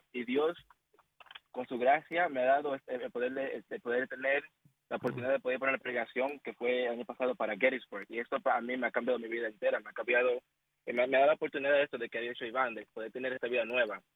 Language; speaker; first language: Spanish; native; Spanish